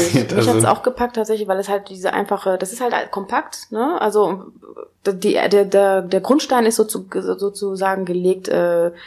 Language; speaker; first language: German; native; German